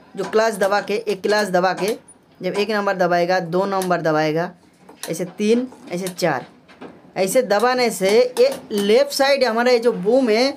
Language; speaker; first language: Hindi; non-native, local second language; Bangla